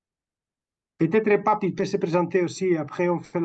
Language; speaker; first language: French; non-native, fluent; Catalan